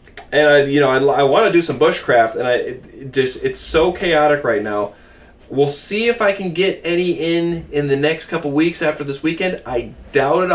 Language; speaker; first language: English; native; English